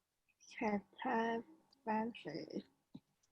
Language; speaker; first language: French; non-native, learner; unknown